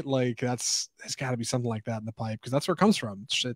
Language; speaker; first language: English; native; English